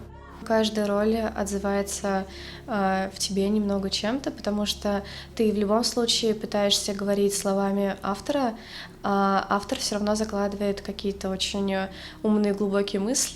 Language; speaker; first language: Russian; native; Russian